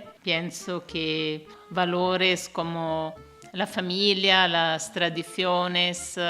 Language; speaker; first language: Spanish; non-native, fluent; Italian